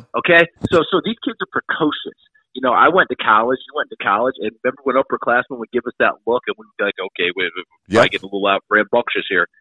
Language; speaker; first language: English; native; English